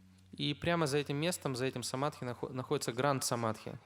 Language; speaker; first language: Russian; native; Russian